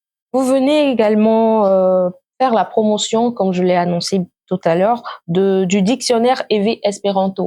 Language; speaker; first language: French; native; French